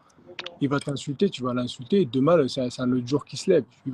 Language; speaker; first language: French; native; French